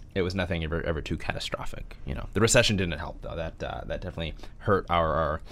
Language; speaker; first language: English; native; English